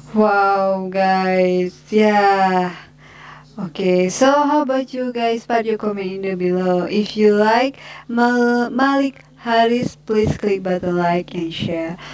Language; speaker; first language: English; non-native, learner; Indonesian